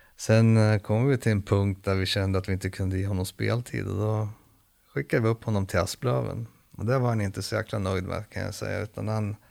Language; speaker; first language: Swedish; native; Swedish